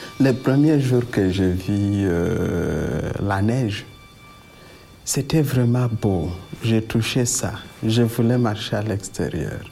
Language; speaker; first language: French; non-native, local second language; Swahili